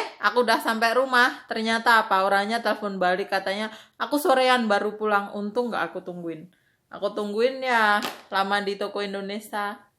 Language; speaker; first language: Indonesian; native; Indonesian